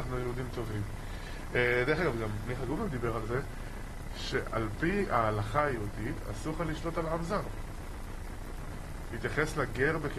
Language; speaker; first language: Hebrew; native; Hebrew